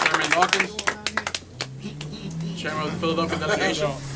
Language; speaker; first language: English; early bilingual, other home language; Spanish